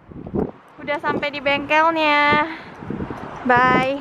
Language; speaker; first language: Indonesian; native; Indonesian